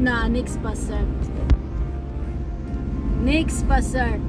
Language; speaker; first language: German; non-native, learner; Filipino